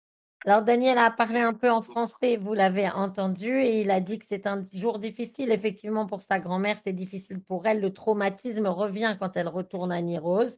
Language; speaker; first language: French; native; French